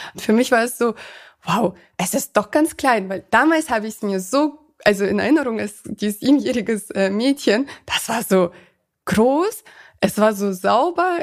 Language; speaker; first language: German; early bilingual, other home language; Russian